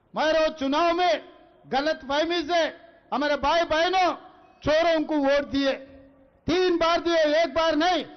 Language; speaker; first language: Hindi; non-native, local second language; Telugu